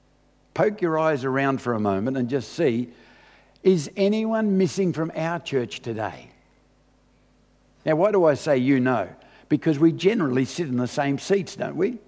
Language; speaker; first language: English; native; English